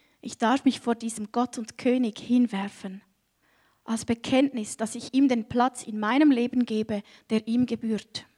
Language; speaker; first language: German; native; German